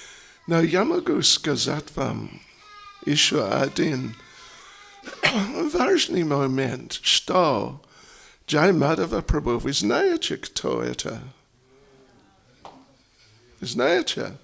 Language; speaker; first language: Russian; non-native, learner; English